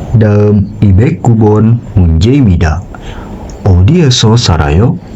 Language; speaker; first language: Korean; non-native, fluent; Indonesian